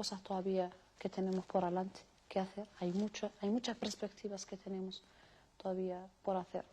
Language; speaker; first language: Spanish; non-native, local second language; Arabic